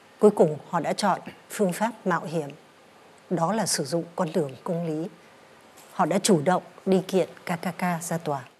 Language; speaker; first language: Vietnamese; native; Vietnamese